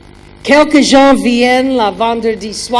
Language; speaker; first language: French; non-native, learner; German